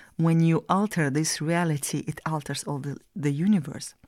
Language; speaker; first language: English; non-native, fluent; Russian